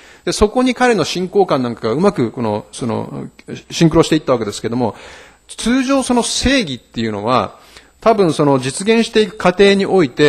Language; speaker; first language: Japanese; native; Japanese